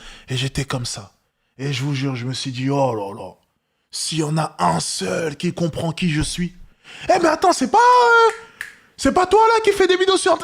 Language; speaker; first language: French; native; French